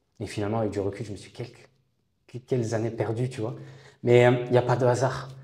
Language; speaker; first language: French; native; French